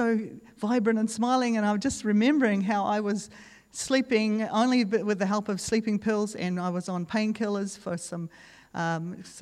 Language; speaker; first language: English; native; English